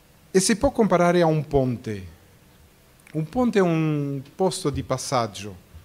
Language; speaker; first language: Italian; non-native, fluent; Portuguese